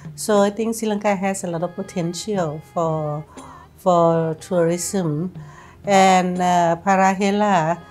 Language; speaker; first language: English; non-native, fluent; Thai